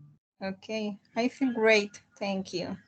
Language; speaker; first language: English; non-native, learner; Spanish